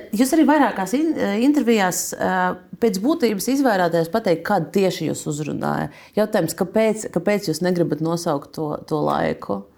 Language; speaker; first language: Latvian; non-native, local second language; Russian